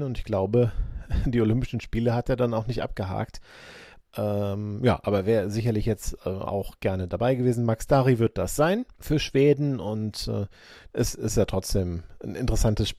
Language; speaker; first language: German; native; German